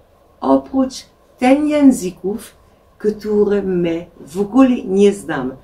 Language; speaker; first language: Polish; non-native, learner; Dutch